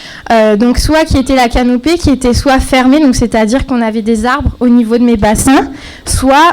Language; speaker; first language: French; native; French